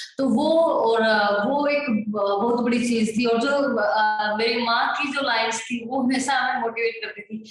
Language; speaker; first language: Hindi; native; Hindi